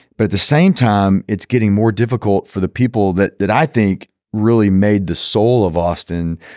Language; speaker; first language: English; native; English